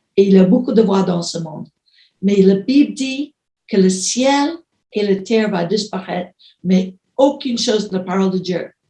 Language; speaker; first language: French; non-native, fluent; English